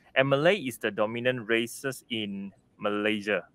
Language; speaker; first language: English; non-native, local second language; Chinese